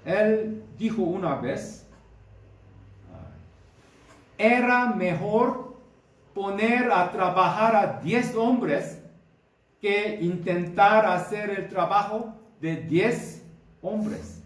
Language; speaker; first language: Spanish; non-native, fluent; Korean